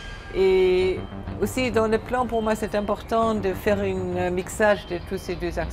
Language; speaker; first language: French; non-native, fluent; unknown